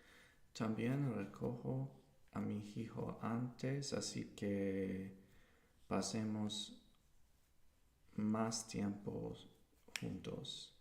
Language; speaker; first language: Spanish; non-native, learner; English